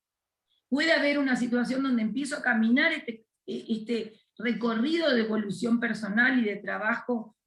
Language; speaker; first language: Spanish; native; Spanish